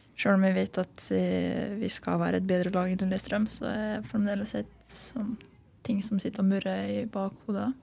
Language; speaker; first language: Norwegian; early bilingual, other home language; Lithuanian